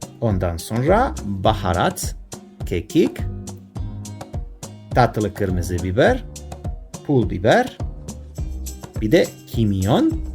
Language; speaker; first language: Turkish; non-native, learner; Spanish